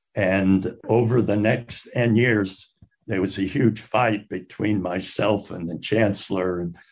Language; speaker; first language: English; native; English